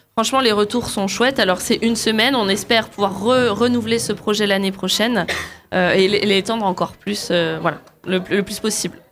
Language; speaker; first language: French; native; French